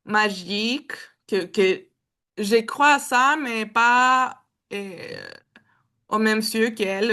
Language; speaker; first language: French; non-native, learner; Spanish